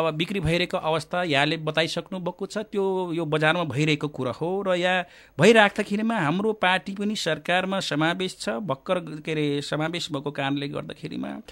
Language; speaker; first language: Nepali; non-native, local second language; Eastern Tamang